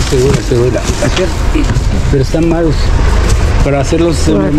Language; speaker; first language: Spanish; native; Spanish